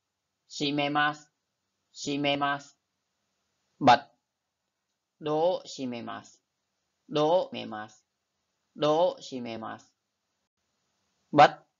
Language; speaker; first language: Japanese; non-native, fluent; Khmer